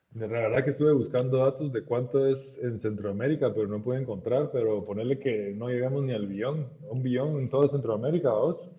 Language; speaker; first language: Spanish; native; Spanish